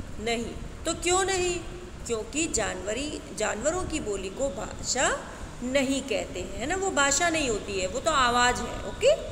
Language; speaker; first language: Hindi; native; Hindi